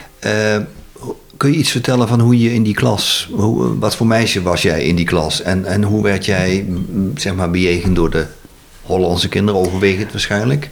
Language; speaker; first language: Dutch; native; Dutch